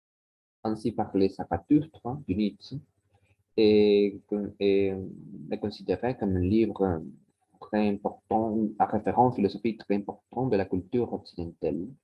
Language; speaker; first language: French; non-native, learner; Spanish